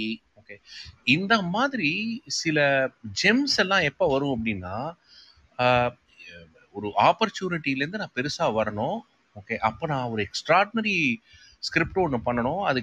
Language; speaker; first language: Tamil; native; Tamil